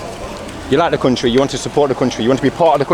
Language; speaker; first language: English; native; English